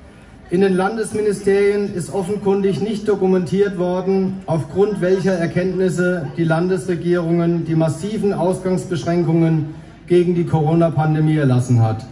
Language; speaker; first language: German; native; German